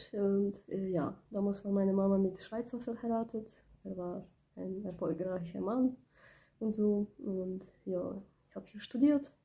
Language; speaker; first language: German; early bilingual, other home language; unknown